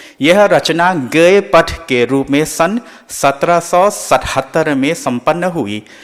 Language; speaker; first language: Hindi; non-native, fluent; Thai